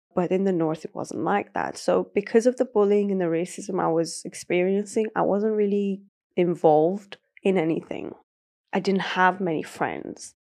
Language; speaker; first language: English; early bilingual, other home language; Persian